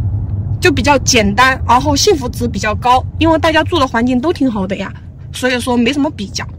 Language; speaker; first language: Chinese; native; Chinese